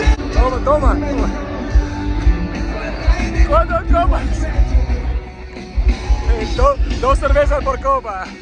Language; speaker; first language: Spanish; non-native, learner; English